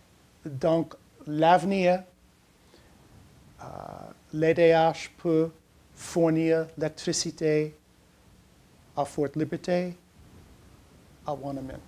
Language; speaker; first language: French; non-native, learner; English